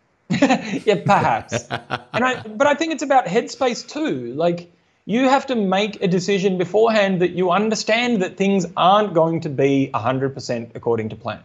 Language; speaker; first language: English; native; English